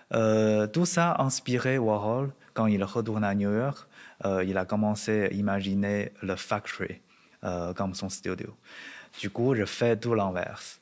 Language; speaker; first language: French; non-native, learner; Chinese